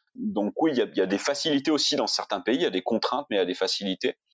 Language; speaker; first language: French; native; French